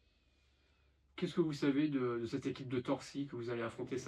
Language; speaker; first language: French; native; French